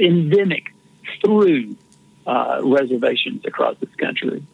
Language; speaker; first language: English; native; English